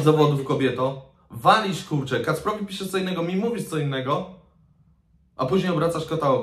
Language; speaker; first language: Polish; native; Polish